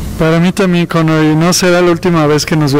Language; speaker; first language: Spanish; native; Spanish